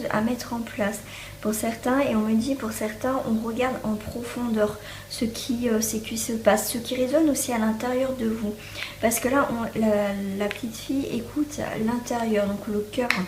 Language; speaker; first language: French; native; French